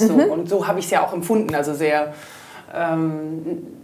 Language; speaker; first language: German; native; German